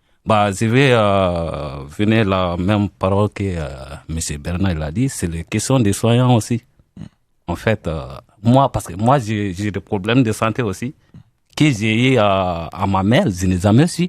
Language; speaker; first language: French; non-native, learner; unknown